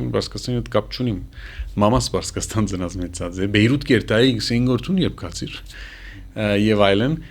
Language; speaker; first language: Armenian; early bilingual, heritage; Armenian